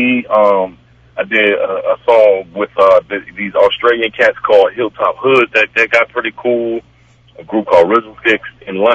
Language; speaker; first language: English; native; English